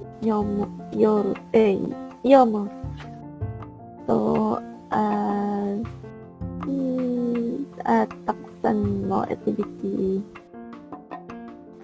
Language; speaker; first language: Japanese; non-native, learner; Malay